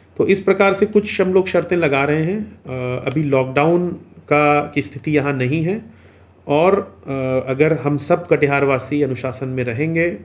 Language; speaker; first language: Hindi; native; Hindi